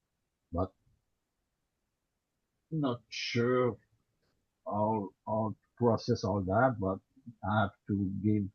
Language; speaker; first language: English; non-native, learner; French